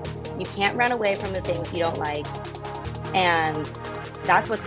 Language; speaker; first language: English; native; English